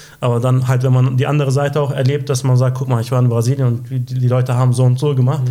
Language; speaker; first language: German; early bilingual, other home language; Turkish